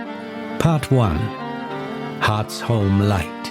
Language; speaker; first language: English; native; English